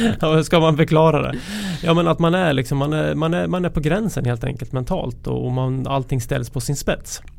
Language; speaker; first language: Swedish; native; Swedish